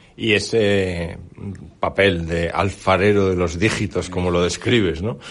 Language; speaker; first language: Spanish; native; Spanish